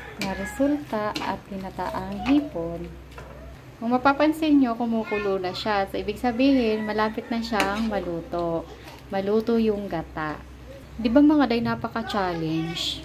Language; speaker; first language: Filipino; non-native, local second language; Bikol